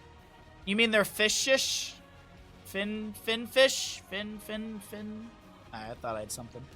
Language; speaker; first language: English; native; English